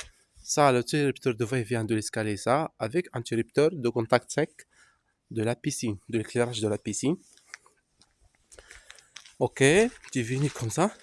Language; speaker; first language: French; non-native, local second language; Arabic